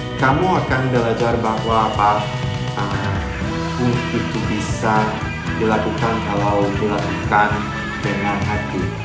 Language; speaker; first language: Indonesian; non-native, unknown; Russian